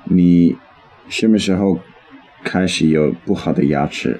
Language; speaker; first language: Chinese; non-native, learner; English